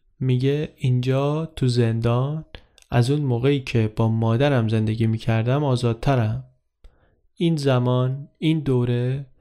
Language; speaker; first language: Persian; native; Persian